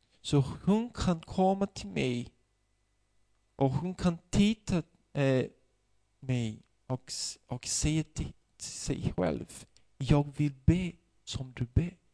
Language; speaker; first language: Swedish; non-native, fluent; Portuguese